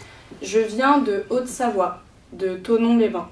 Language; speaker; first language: French; native; French